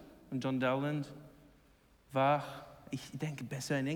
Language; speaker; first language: German; non-native, learner; English